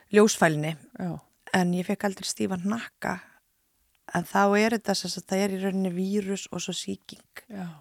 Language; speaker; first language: Icelandic; native; Icelandic